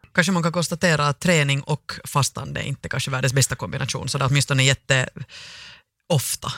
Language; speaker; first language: Swedish; native; Swedish